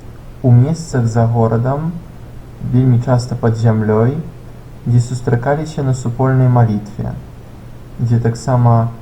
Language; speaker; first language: Belarusian; non-native, local second language; Russian